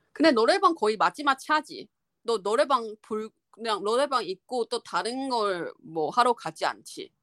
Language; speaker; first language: Korean; non-native, fluent; Chinese